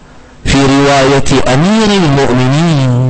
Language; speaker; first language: Arabic; native; Arabic